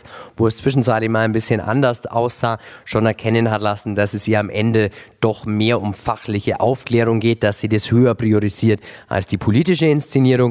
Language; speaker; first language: German; native; German